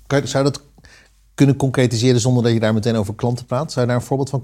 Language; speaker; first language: Dutch; native; Dutch